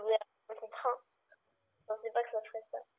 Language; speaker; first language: French; native; French